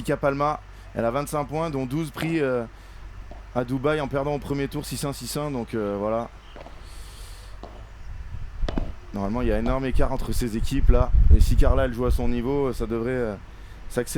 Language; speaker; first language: French; native; French